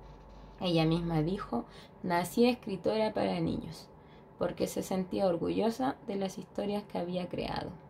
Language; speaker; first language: Spanish; native; Spanish